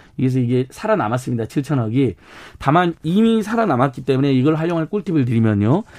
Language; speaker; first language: Korean; native; Korean